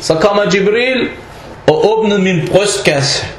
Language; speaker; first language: Danish; non-native, fluent; Arabic